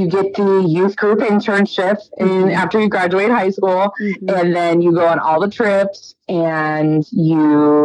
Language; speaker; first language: English; native; English